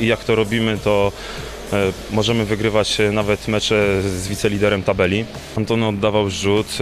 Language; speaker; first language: Polish; native; Polish